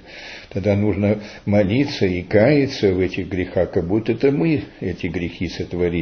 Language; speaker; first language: Russian; early bilingual, heritage; Russian